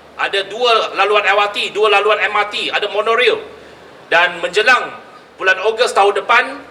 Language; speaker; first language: Malay; non-native, local second language; Chinese